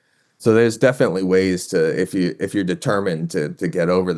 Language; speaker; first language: English; native; English